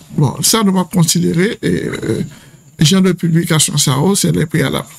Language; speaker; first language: French; non-native, local second language; Haitian Creole